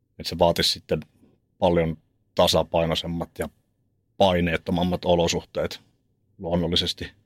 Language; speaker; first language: Finnish; native; Finnish